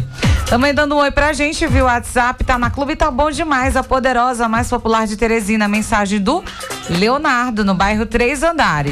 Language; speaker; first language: Portuguese; native; Portuguese